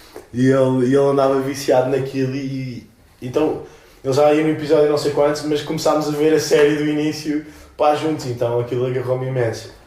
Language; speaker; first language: Portuguese; native; Portuguese